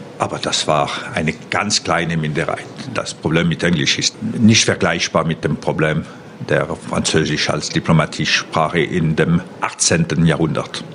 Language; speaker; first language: German; non-native, local second language; French